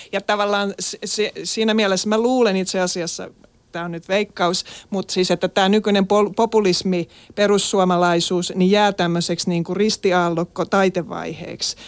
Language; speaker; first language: Finnish; native; Finnish